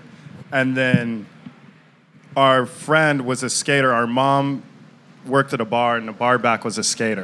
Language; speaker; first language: English; native; English